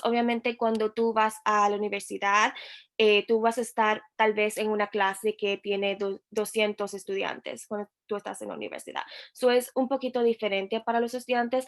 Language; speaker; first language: Spanish; early bilingual, heritage; Spanish